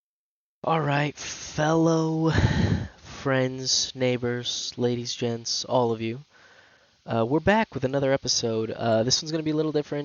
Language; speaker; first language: English; native; English